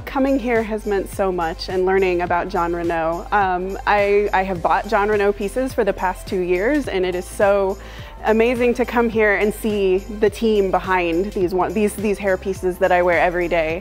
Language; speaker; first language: English; native; English